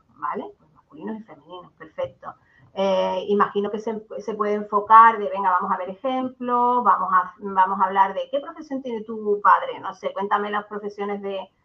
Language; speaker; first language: Spanish; native; Spanish